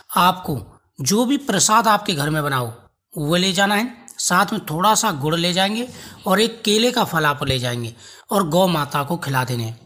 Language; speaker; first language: Hindi; native; Hindi